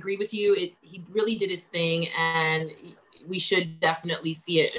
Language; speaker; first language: English; native; English